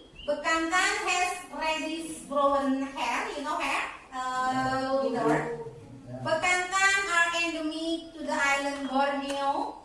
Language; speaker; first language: English; non-native, learner; Indonesian